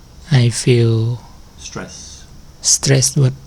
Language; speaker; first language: English; non-native, learner; Thai